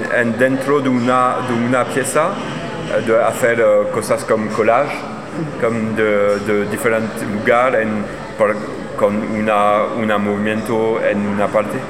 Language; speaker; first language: Spanish; non-native, learner; French